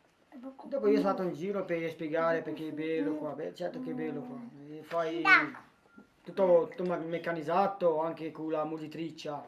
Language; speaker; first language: Italian; non-native, learner; Romanian